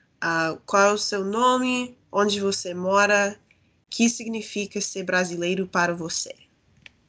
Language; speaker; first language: Portuguese; early bilingual, heritage; Portuguese